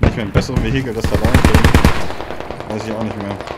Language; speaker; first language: German; native; German